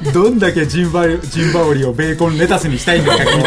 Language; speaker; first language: Japanese; native; Japanese